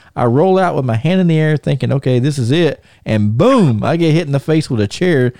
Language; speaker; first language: English; native; English